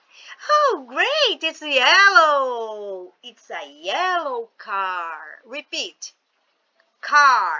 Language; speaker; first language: English; non-native, fluent; Portuguese